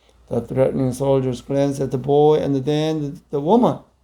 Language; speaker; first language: English; non-native, fluent; Korean